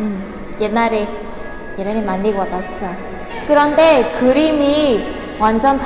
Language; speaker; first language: Korean; non-native, fluent; Vietnamese